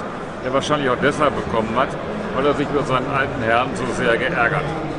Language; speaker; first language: German; native; German